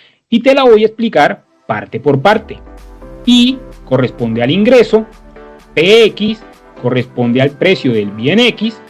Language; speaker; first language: Spanish; native; Spanish